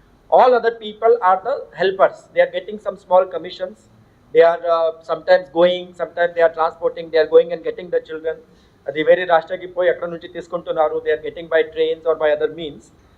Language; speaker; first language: English; non-native, local second language; Hindi